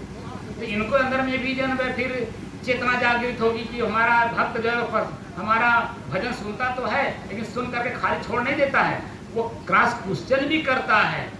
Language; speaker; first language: Hindi; native; Hindi